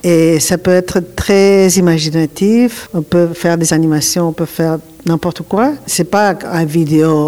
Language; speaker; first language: French; non-native, learner; Catalan